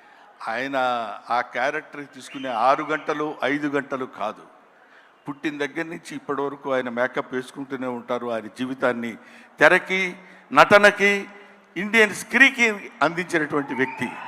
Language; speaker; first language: Telugu; native; Telugu